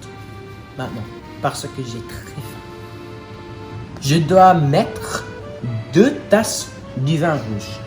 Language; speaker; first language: French; non-native, learner; English